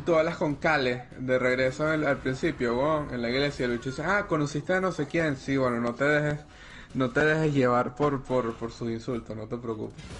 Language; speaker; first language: Spanish; native; Spanish